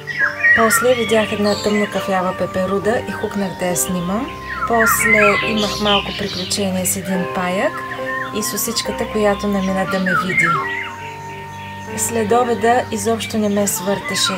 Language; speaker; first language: Bulgarian; native; Bulgarian